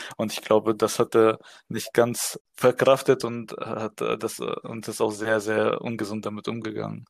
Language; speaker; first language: German; early bilingual, other home language; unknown